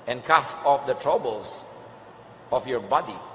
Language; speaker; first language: English; non-native, local second language; Filipino